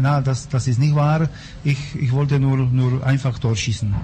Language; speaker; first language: German; non-native, learner; Czech